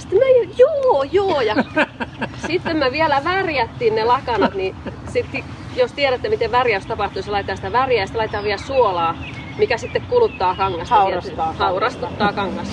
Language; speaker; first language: Finnish; native; Finnish